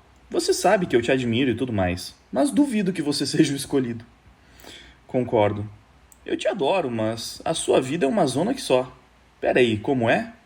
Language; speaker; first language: Portuguese; native; Portuguese